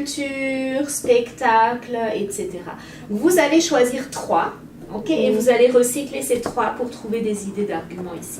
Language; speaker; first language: French; native; French